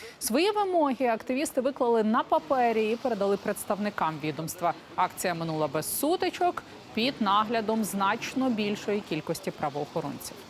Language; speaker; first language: Ukrainian; native; Ukrainian